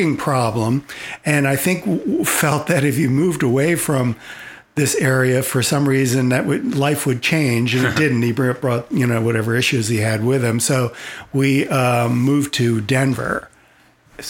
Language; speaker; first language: English; native; English